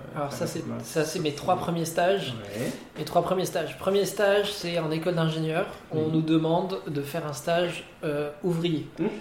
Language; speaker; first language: French; non-native, local second language; Arabic